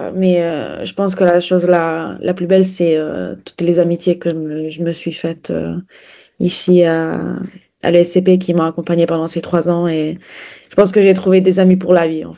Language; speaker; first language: French; non-native, fluent; Italian